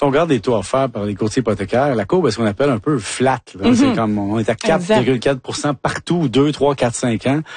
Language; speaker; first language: French; native; French